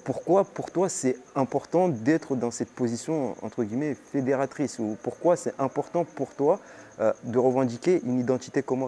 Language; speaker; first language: French; non-native, local second language; Comorian